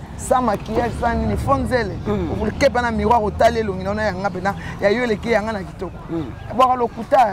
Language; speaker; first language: Lingala; native; Lingala